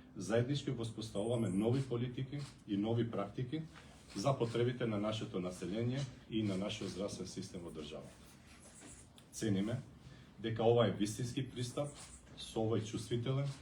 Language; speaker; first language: Macedonian; non-native, local second language; Albanian